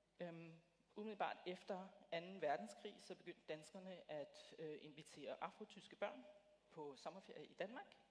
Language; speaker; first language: Danish; native; Danish